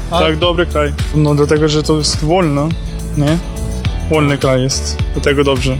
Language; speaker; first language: Polish; non-native, learner; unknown